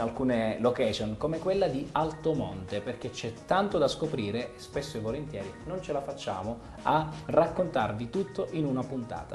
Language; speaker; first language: Italian; native; Italian